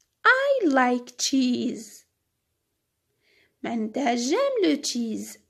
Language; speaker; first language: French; non-native, local second language; Arabic